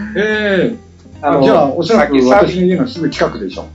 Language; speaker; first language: Japanese; native; Japanese